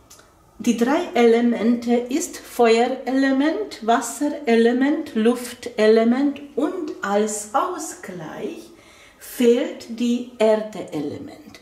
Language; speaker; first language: German; non-native, fluent; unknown